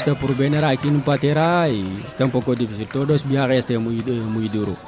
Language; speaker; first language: Spanish; non-native, learner; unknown